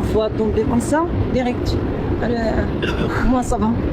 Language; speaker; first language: French; non-native, learner; Arabic